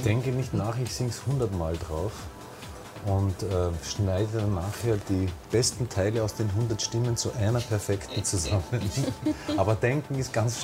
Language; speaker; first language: German; native; German